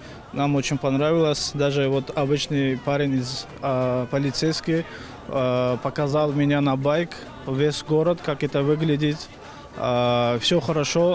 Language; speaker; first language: Russian; non-native, local second language; Tajik